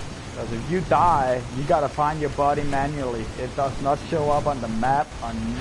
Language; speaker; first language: English; non-native, fluent; Danish